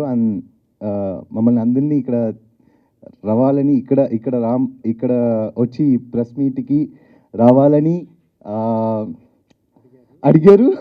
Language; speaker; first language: Telugu; non-native, learner; Tamil